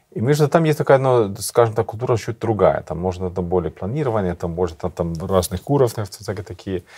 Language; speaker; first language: Russian; non-native, learner; Swedish